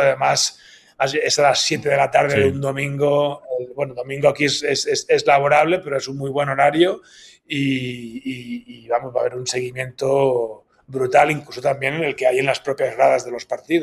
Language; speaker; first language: Spanish; native; Spanish